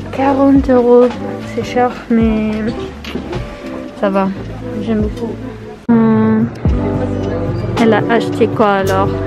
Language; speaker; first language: French; non-native, learner; English